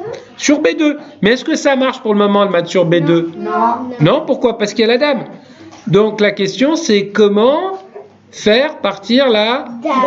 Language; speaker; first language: French; native; French